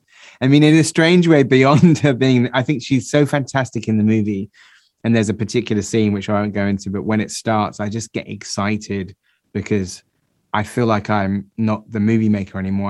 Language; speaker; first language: English; native; English